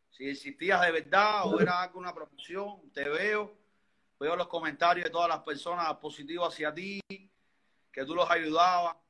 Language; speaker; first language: Spanish; native; Spanish